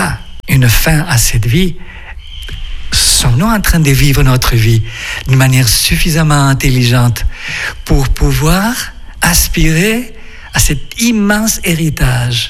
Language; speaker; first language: French; non-native, fluent; Spanish